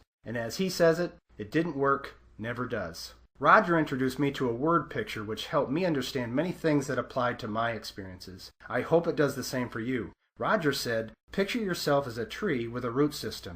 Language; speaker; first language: English; native; English